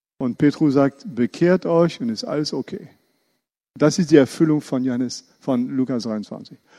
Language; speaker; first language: German; non-native, fluent; French